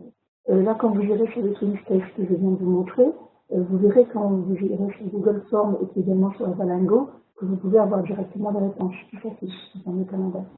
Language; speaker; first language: French; native; French